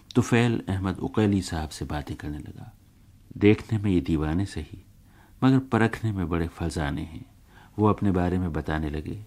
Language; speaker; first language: Urdu; native; Urdu